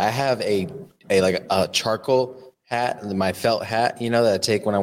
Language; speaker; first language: English; native; English